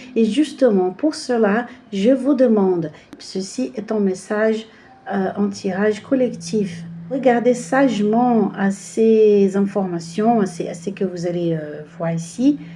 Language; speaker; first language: French; non-native, learner; Portuguese